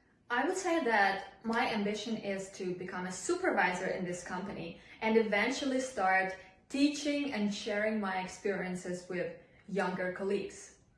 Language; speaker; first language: English; non-native, fluent; Ukrainian